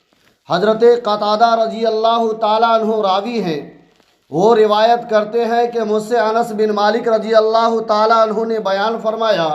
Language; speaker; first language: Urdu; native; Urdu